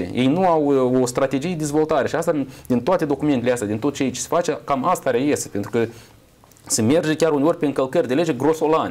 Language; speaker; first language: Romanian; native; Romanian